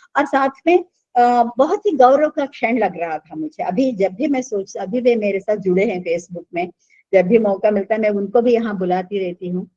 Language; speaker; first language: Hindi; non-native, local second language; Telugu